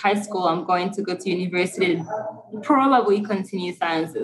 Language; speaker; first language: English; non-native, local second language; Kinyarwanda